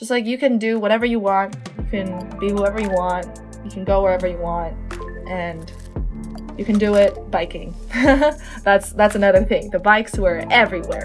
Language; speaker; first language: English; native; English